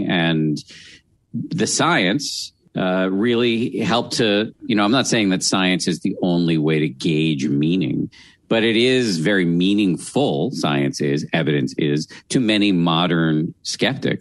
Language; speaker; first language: English; native; English